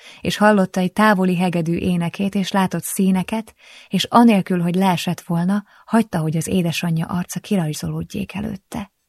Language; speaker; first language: Hungarian; native; Hungarian